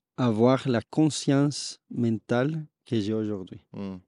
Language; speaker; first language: French; non-native, fluent; Spanish